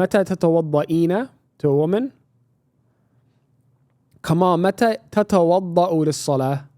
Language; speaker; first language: Arabic; non-native, fluent; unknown